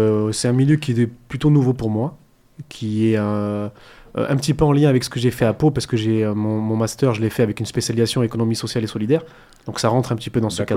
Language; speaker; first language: French; early bilingual, other home language; Arabic